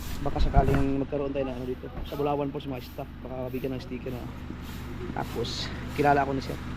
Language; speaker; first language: Filipino; native; Filipino